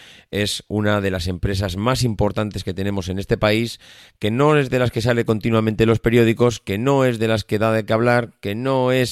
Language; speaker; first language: Spanish; native; Spanish